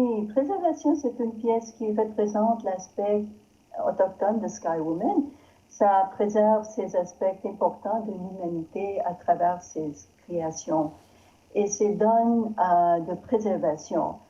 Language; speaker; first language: French; non-native, learner; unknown